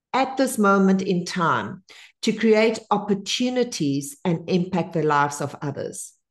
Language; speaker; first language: English; non-native, fluent; Spanish